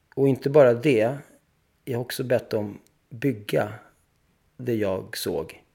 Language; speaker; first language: Swedish; early bilingual, other home language; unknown